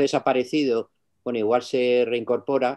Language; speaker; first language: Spanish; native; Spanish